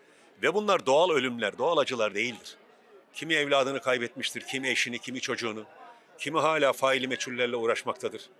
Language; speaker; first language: Turkish; native; Turkish